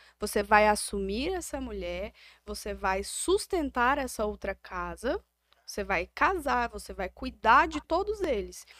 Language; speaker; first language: Portuguese; native; Portuguese